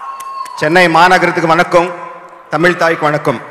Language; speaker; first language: Tamil; non-native, local second language; Telugu